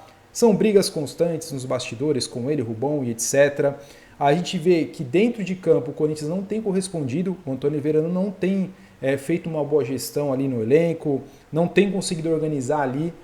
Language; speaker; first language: Portuguese; native; Portuguese